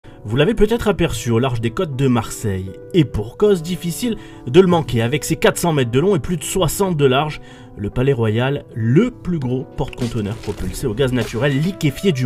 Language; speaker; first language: French; native; French